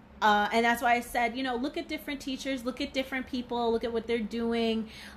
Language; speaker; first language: English; native; English